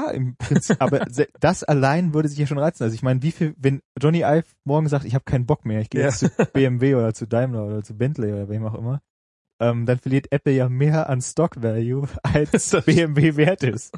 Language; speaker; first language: German; native; German